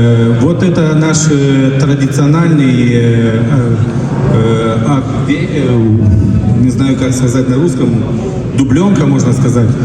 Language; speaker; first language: Russian; non-native, local second language; Romanian